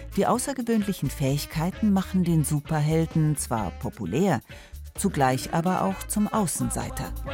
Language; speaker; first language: German; native; German